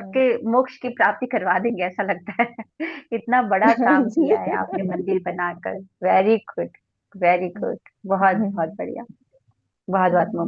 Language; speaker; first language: Hindi; native; Hindi